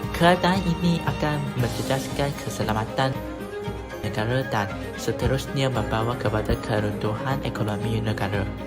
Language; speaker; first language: Malay; non-native, local second language; Chinese